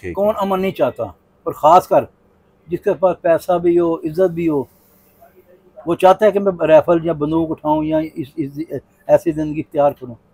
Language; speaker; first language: Urdu; native; Urdu